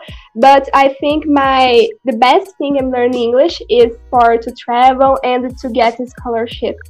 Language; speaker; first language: English; non-native, learner; Portuguese